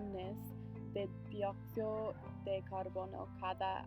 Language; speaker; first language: Spanish; non-native, learner; English